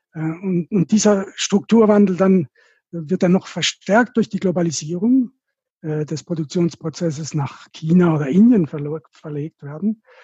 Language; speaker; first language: German; native; German